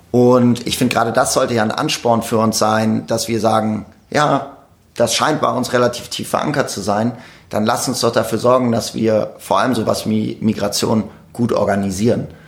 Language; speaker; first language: German; native; German